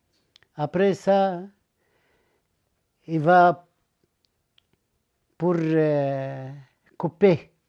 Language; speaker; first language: French; non-native, learner; Arabic